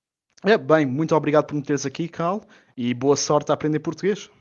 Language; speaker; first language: Portuguese; non-native, fluent; English